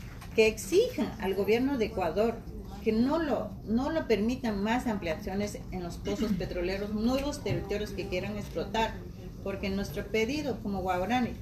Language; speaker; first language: Spanish; non-native, local second language; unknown